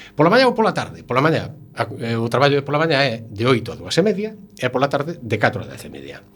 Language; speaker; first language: Galician; native; Galician